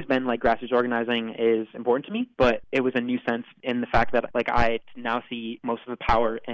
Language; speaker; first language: English; native; English